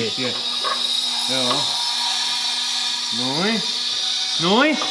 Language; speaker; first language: Finnish; native; Finnish